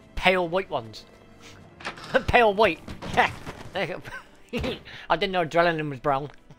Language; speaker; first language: English; native; English